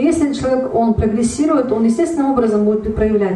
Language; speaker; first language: Russian; native; Russian